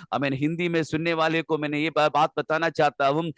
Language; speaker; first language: Hindi; non-native, local second language; Malayalam